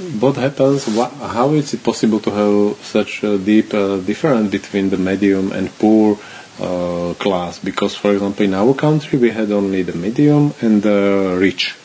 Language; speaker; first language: English; non-native, learner; Slovak